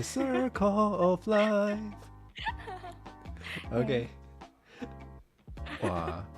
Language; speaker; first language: English; non-native, fluent; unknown